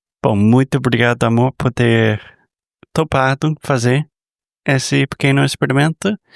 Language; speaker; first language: Portuguese; non-native, fluent; English